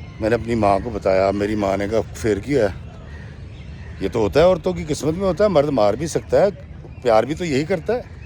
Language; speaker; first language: Urdu; non-native, local second language; Punjabi